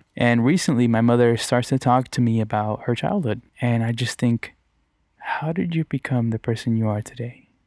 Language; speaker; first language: English; native; English